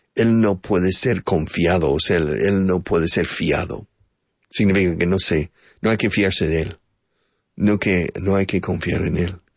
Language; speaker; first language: Spanish; non-native, fluent; English